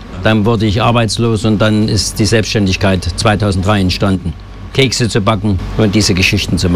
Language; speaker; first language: German; native; German